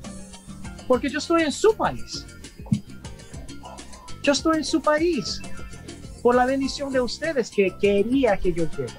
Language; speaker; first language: Spanish; early bilingual, heritage; English